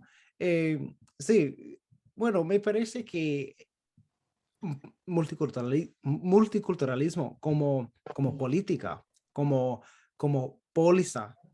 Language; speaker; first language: Spanish; non-native, fluent; English